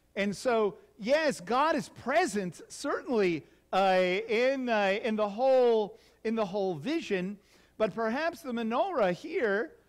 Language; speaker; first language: English; native; English